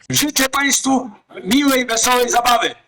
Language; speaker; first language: Polish; non-native, local second language; Rusyn